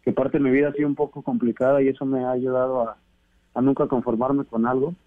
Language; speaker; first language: Spanish; native; Spanish